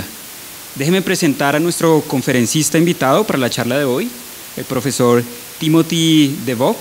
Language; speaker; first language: Spanish; native; Spanish